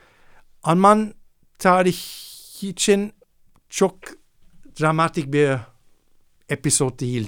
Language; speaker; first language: Turkish; non-native, fluent; German